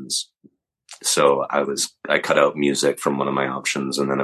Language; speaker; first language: English; native; English